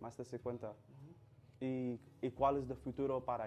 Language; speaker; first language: Spanish; non-native, learner; English